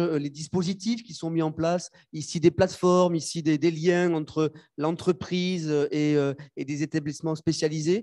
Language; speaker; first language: French; native; French